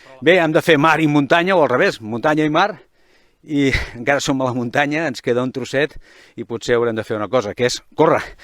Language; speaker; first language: Catalan; native; Catalan